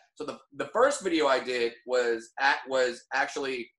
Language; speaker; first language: English; native; English